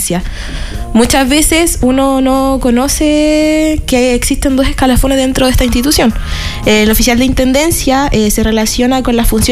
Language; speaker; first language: Spanish; native; Spanish